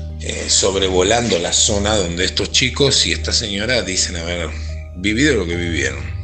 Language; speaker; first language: Spanish; native; Spanish